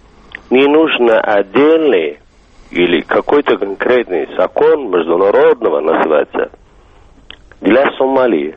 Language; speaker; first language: Russian; non-native, fluent; Somali